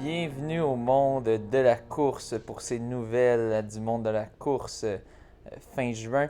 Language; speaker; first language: French; native; French